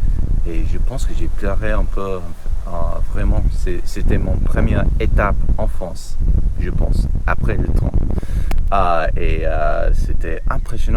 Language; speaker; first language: French; non-native, learner; English